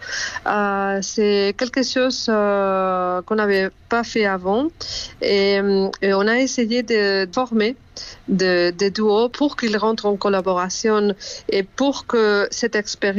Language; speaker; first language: French; non-native, fluent; Spanish